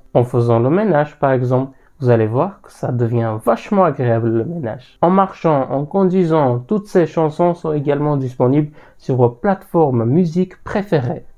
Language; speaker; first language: French; non-native, fluent; Armenian